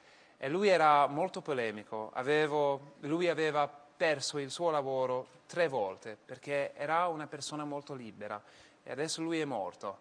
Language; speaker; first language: Italian; non-native, fluent; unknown